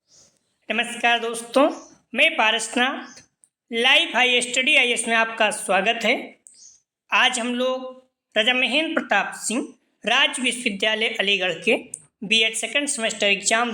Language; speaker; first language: Hindi; native; Hindi